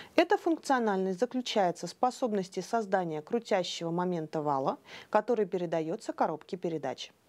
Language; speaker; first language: Russian; native; Russian